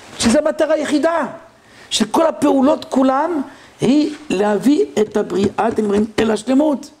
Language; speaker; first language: Hebrew; non-native, fluent; French